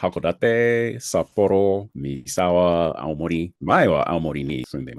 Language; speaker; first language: Japanese; non-native, learner; English